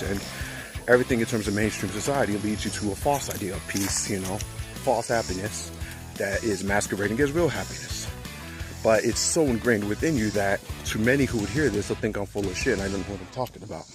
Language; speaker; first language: English; native; English